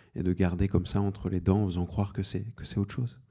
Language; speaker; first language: French; native; French